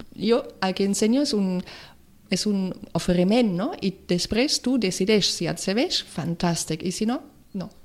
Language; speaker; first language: Catalan; non-native, local second language; Spanish